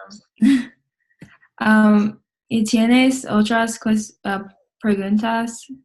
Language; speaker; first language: Spanish; non-native, learner; English